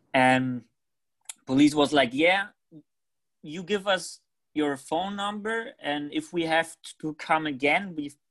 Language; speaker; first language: English; non-native, fluent; German